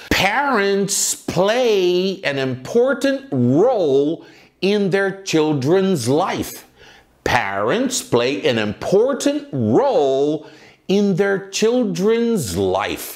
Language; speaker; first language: English; non-native, fluent; Portuguese